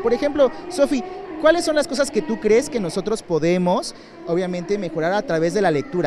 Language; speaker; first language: Spanish; native; Spanish